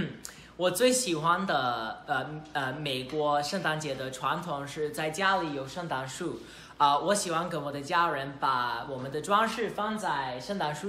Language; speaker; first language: Chinese; non-native, fluent; English